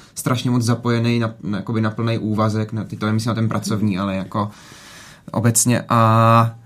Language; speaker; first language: Czech; native; Czech